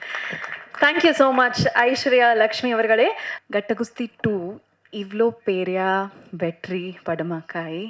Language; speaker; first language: Tamil; non-native, learner; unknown